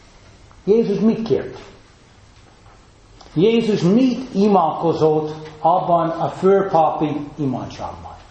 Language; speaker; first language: Hungarian; non-native, fluent; English